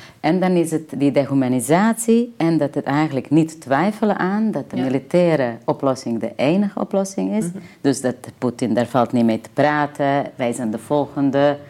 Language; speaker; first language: Dutch; non-native, fluent; Serbian